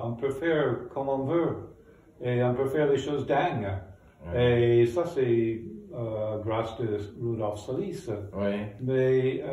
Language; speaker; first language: French; non-native, fluent; English